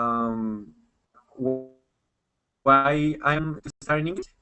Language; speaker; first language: English; non-native, learner; Spanish